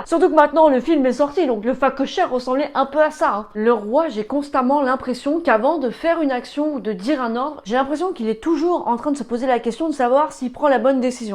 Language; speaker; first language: French; native; French